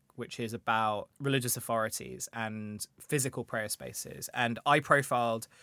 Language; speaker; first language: English; native; English